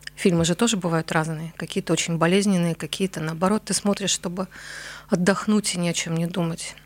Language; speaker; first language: Russian; native; Russian